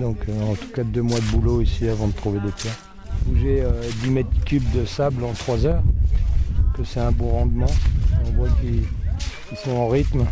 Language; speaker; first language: French; native; French